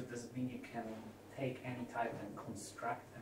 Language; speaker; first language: English; non-native, fluent; Polish